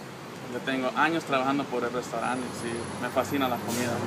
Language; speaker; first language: Spanish; early bilingual, heritage; Spanish